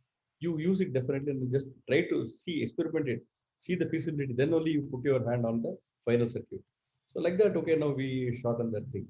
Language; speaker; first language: English; non-native, local second language; Tamil